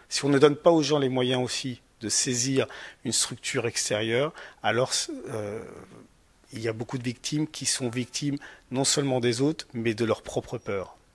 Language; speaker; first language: French; native; French